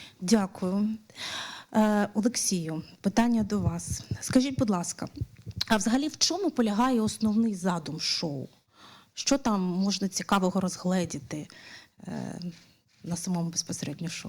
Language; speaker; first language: Ukrainian; native; Ukrainian